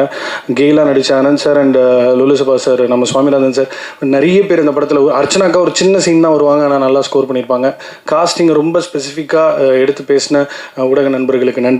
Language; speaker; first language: Tamil; native; Tamil